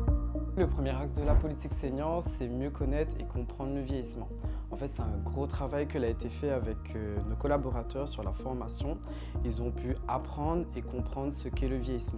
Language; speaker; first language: French; non-native, local second language; Réunion Creole French